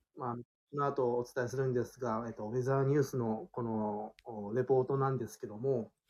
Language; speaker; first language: Japanese; native; Japanese